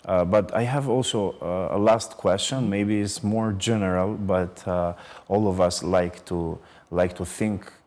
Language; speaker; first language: English; non-native, fluent; Albanian